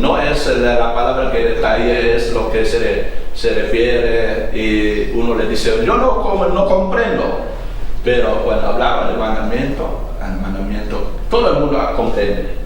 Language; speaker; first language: Spanish; non-native, fluent; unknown